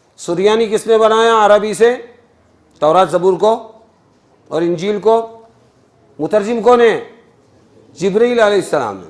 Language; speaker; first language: Urdu; native; Urdu